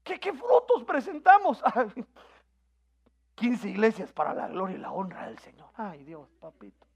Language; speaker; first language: Spanish; native; Spanish